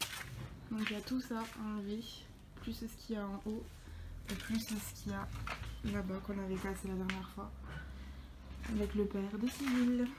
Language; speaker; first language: French; native; French